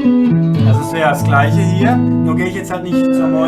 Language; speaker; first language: German; native; German